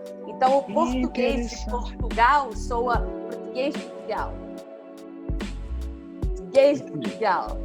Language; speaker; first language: Portuguese; non-native, fluent; English